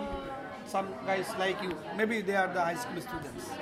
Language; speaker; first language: English; non-native, learner; Bangla